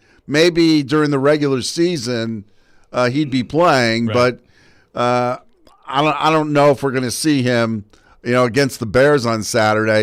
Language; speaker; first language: English; native; English